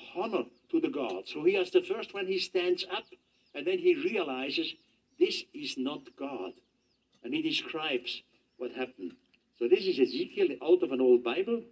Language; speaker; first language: English; non-native, fluent; German